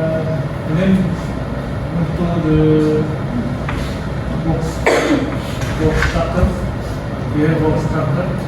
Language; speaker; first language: English; non-native, learner; Indonesian